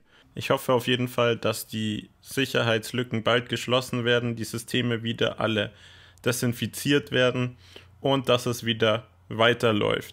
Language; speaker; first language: German; native; German